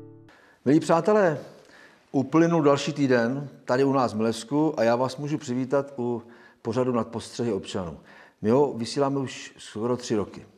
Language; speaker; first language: Czech; native; Czech